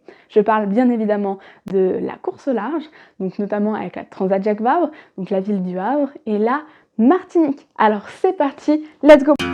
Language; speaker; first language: French; native; French